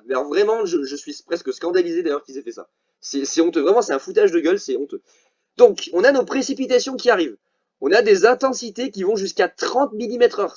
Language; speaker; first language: French; native; French